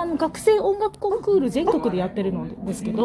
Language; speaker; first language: Japanese; native; Japanese